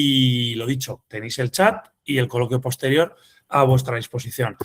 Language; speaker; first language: Spanish; native; Spanish